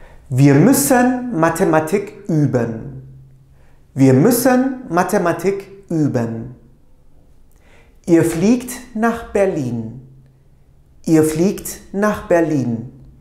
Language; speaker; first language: German; non-native, fluent; Turkish